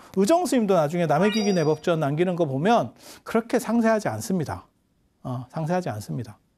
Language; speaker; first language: Korean; native; Korean